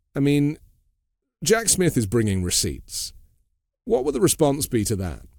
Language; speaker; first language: English; native; English